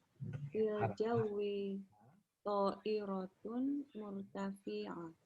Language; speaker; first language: Arabic; non-native, learner; Indonesian